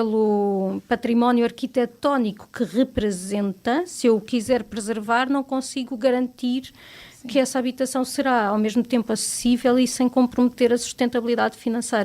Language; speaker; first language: Portuguese; native; Portuguese